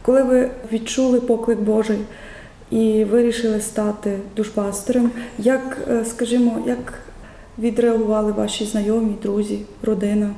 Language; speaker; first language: Ukrainian; native; Ukrainian